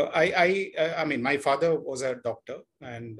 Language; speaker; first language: English; non-native, local second language; Kannada